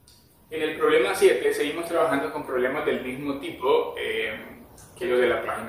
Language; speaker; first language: Spanish; native; Spanish